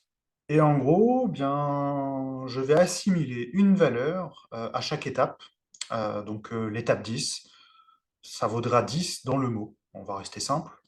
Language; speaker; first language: French; native; French